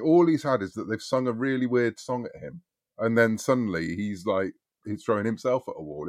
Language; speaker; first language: English; native; English